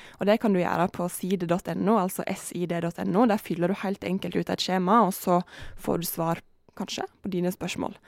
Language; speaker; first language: Norwegian; native; Norwegian